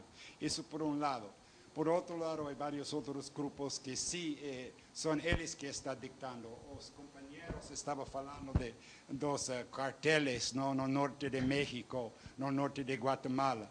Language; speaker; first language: Portuguese; non-native, fluent; Spanish